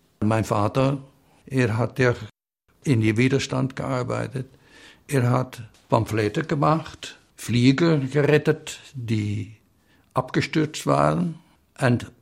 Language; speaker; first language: German; non-native, learner; Dutch